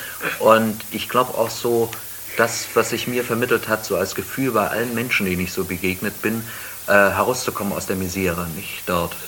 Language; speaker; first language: German; native; German